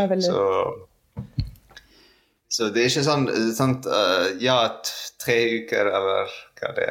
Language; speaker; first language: Norwegian; non-native, fluent; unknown